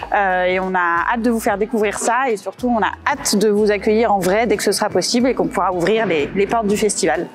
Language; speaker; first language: French; native; French